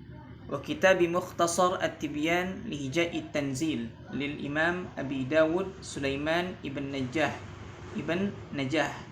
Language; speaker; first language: Arabic; non-native, fluent; Indonesian